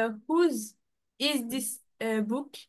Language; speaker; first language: English; non-native, learner; French